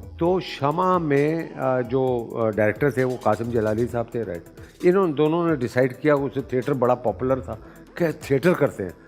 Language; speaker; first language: Urdu; native; Urdu